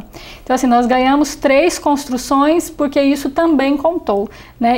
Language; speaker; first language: Portuguese; native; Portuguese